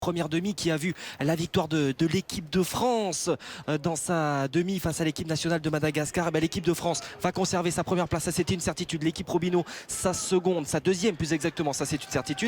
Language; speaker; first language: French; native; French